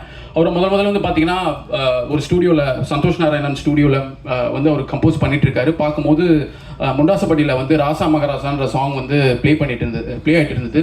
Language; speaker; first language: Tamil; native; Tamil